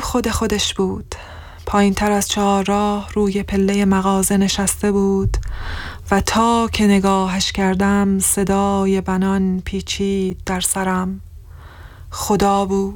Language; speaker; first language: English; non-native, learner; Persian